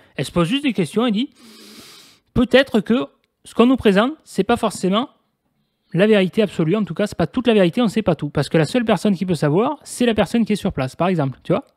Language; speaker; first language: French; native; French